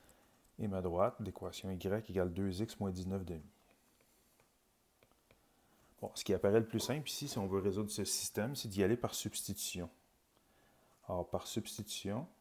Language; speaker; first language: French; native; French